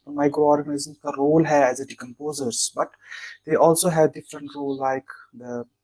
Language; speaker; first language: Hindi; non-native, local second language; Kashmiri